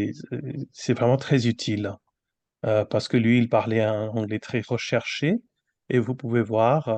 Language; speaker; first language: French; non-native, fluent; Bangla